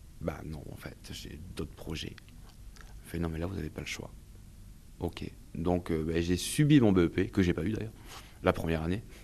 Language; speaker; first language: French; native; French